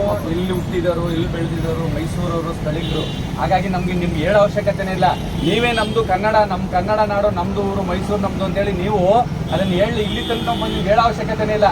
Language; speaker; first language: Kannada; native; Kannada